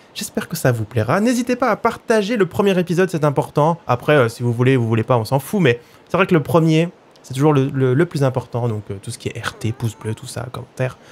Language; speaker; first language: French; native; French